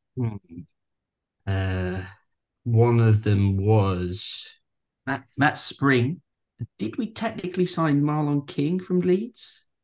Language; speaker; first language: English; native; English